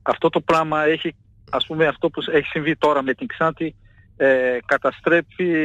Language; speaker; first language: Greek; non-native, fluent; Portuguese